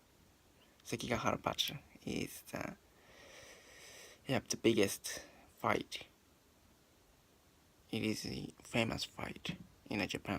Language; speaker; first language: English; non-native, learner; Japanese